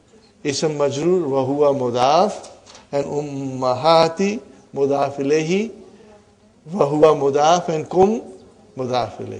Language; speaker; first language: Arabic; non-native, fluent; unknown